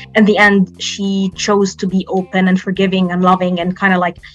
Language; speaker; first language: English; non-native, fluent; Arabic